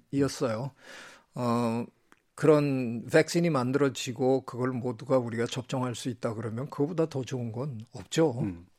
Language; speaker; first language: Korean; native; Korean